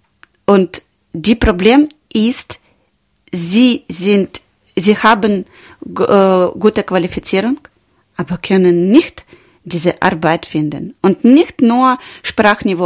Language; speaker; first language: German; non-native, learner; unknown